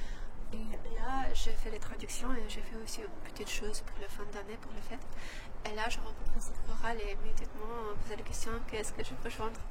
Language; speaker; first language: French; non-native, learner; Ukrainian